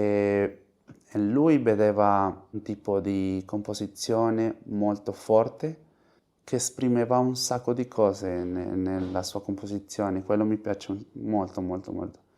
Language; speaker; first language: Italian; non-native, fluent; Spanish